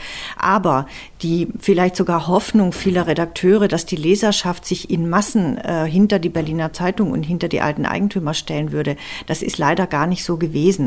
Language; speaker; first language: German; native; German